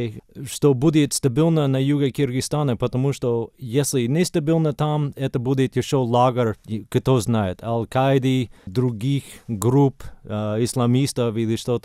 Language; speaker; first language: Russian; non-native, fluent; English